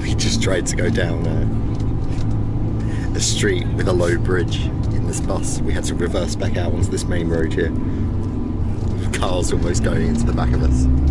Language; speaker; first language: English; native; English